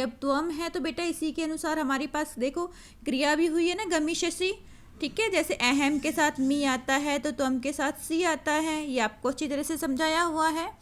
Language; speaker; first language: Hindi; native; Hindi